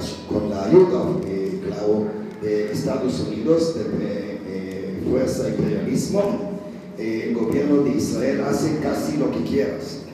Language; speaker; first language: Spanish; non-native, fluent; Hebrew